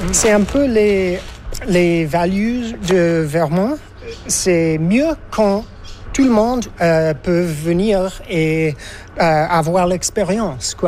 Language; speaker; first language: French; non-native, fluent; English